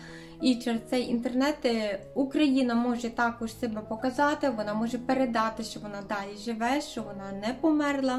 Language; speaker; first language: Ukrainian; native; Ukrainian